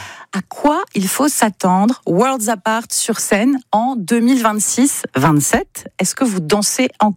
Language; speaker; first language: French; native; French